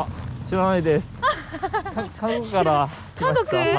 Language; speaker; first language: Japanese; non-native, learner; Korean